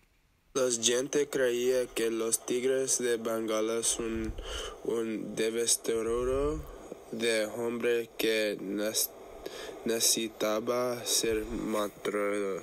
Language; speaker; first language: Spanish; non-native, learner; English